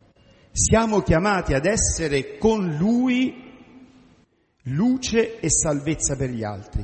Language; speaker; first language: Italian; native; Italian